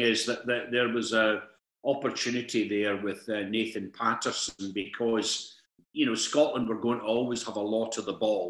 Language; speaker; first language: English; native; English